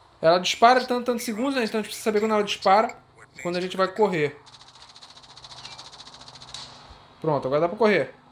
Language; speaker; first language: Portuguese; native; Portuguese